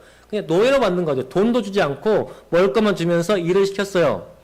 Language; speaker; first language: Korean; native; Korean